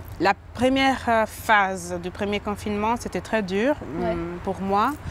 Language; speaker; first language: French; non-native, fluent; Italian